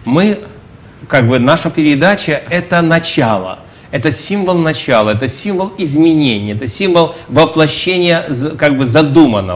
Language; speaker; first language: Russian; native; Russian